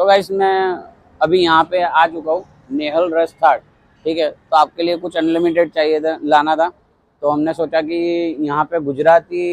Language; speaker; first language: Hindi; non-native, local second language; Gujarati